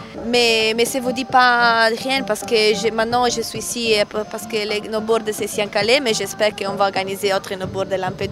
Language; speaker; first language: French; non-native, learner; Italian